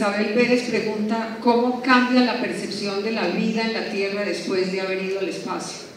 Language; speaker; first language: Spanish; native; Spanish